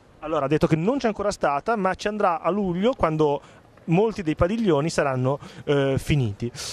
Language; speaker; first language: Italian; native; Italian